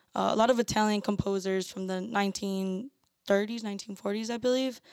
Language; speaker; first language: English; early bilingual, other home language; Spanish